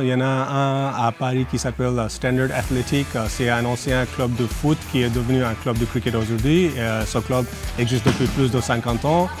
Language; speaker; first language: French; non-native, fluent; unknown